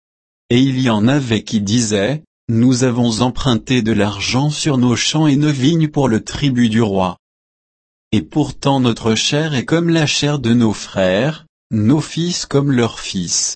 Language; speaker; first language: French; native; French